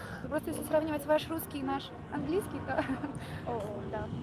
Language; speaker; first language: Russian; native; Russian